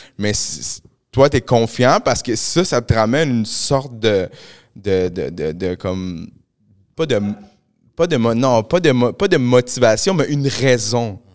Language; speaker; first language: French; early bilingual, other home language; Spanish